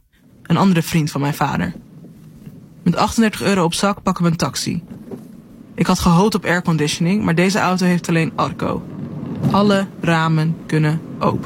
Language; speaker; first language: Dutch; early bilingual, other home language; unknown